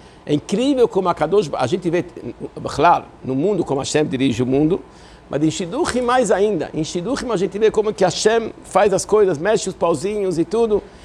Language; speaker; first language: Portuguese; non-native, fluent; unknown